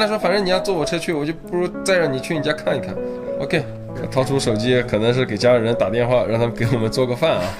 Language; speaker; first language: Chinese; native; Chinese